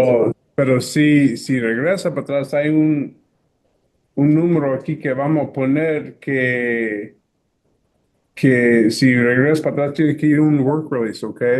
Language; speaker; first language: Spanish; early bilingual, heritage; English